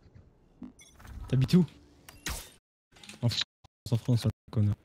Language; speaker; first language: French; native; French